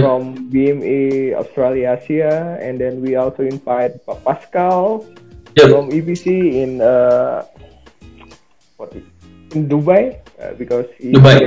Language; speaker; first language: English; non-native, learner; Indonesian